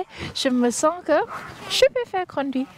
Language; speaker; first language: French; non-native, learner; Thai